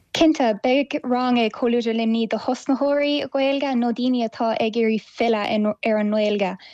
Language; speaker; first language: Irish; non-native, local second language; English